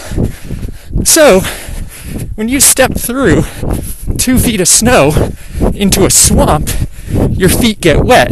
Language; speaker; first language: English; native; English